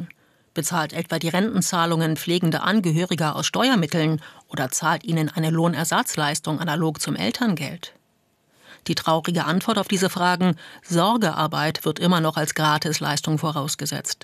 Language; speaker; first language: German; native; German